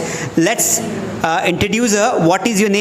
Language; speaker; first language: English; non-native, local second language; Hindi